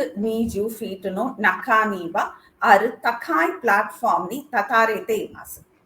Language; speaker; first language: Japanese; non-native, learner; Tamil